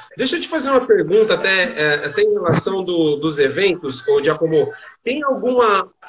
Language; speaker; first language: Portuguese; native; Portuguese